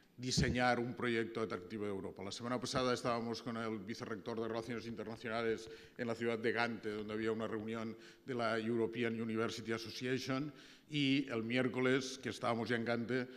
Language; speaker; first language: Spanish; native; Spanish